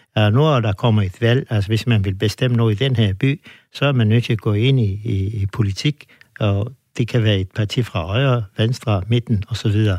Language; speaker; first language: Danish; non-native, fluent; Turkish